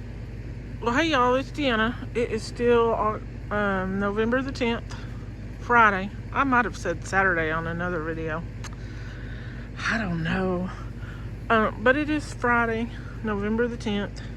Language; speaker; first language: English; native; English